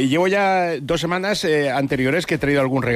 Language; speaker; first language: Spanish; native; Spanish